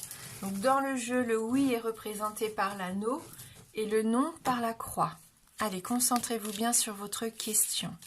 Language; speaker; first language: French; native; French